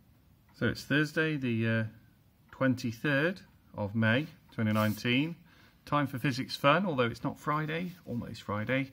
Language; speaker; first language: English; native; English